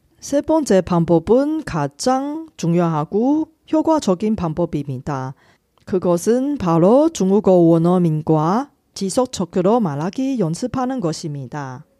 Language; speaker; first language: Korean; non-native, fluent; Chinese